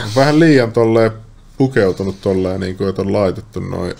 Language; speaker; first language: Finnish; native; Finnish